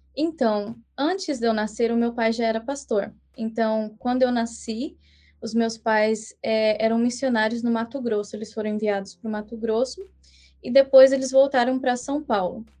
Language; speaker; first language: Portuguese; early bilingual, heritage; English